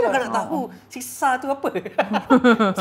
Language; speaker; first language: Malay; native; Malay